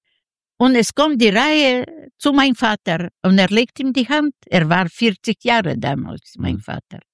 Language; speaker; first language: German; non-native, learner; Russian